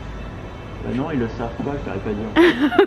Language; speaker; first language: French; native; French